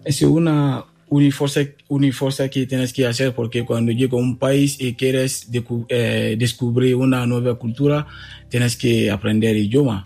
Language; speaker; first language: Spanish; non-native, learner; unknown